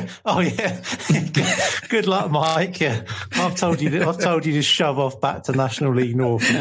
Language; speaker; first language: English; native; English